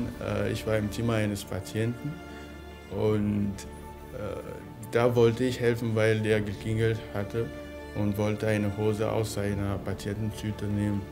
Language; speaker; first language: German; non-native, fluent; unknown